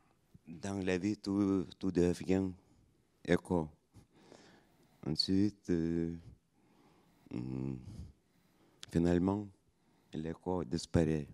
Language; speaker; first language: French; non-native, fluent; Lithuanian